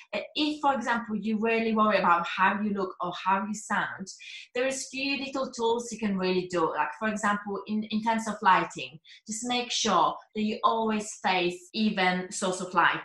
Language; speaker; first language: English; non-native, fluent; Polish